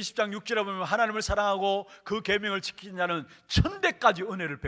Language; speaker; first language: Korean; native; Korean